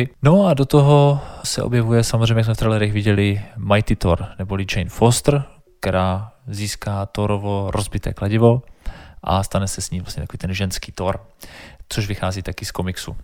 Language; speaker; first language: Czech; native; Czech